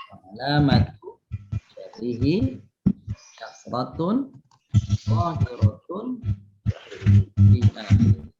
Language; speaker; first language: Arabic; non-native, fluent; Indonesian